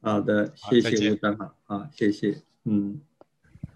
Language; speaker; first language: Chinese; native; Chinese